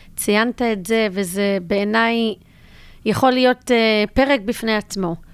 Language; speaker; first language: Hebrew; native; Hebrew